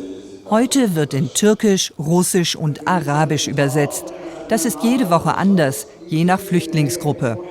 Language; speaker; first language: German; native; German